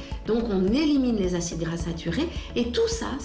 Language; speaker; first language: French; native; French